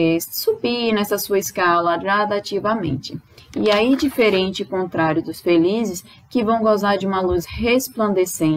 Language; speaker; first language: Portuguese; native; Portuguese